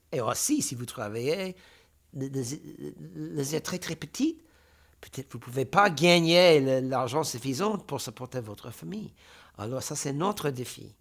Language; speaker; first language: French; non-native, fluent; English